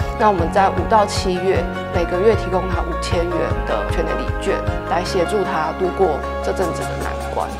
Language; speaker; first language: Chinese; native; Chinese